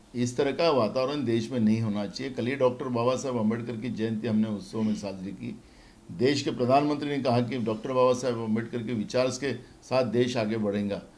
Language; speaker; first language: Hindi; non-native, local second language; Marathi